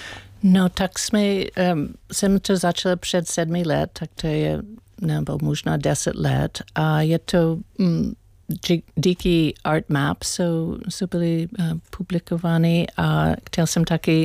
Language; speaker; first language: Czech; non-native, learner; English